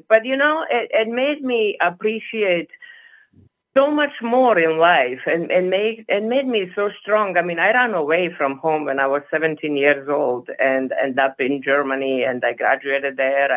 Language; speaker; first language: English; non-native, fluent; Serbian